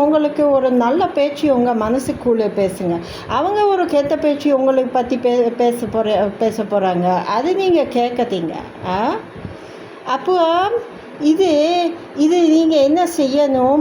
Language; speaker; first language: Tamil; non-native, learner; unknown